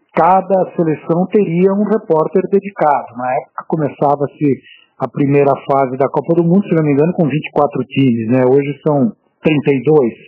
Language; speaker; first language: Portuguese; native; Portuguese